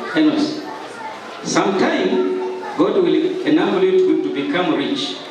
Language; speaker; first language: English; non-native, local second language; Swahili